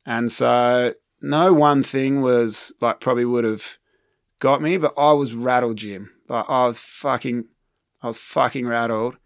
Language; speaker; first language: English; native; English